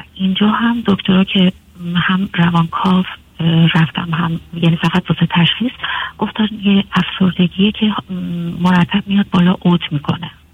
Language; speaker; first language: Persian; native; Persian